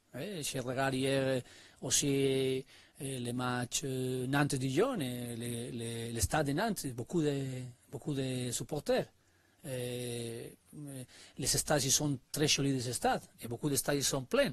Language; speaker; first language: French; non-native, learner; Spanish